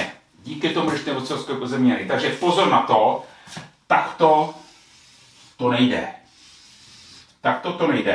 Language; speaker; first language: Czech; native; Czech